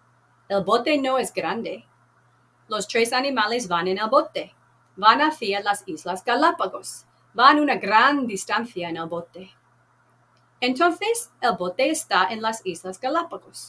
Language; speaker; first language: Spanish; non-native, fluent; English